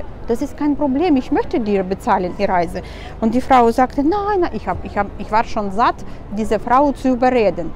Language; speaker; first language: German; non-native, fluent; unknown